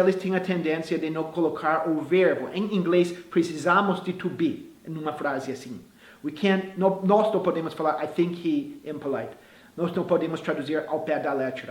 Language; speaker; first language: Portuguese; non-native, fluent; English